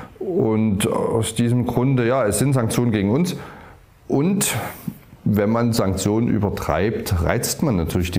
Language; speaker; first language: German; native; German